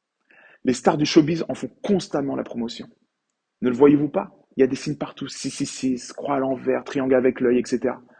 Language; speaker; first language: French; native; French